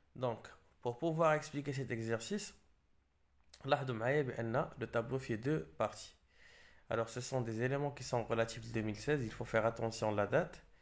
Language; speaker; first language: French; non-native, local second language; Arabic